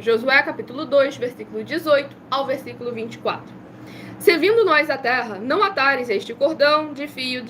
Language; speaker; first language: Portuguese; native; Portuguese